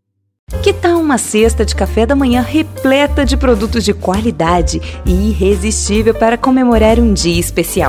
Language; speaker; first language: Portuguese; native; Portuguese